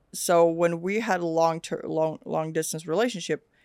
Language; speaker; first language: English; early bilingual, other home language; Swedish